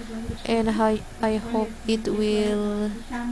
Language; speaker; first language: English; non-native, learner; Malay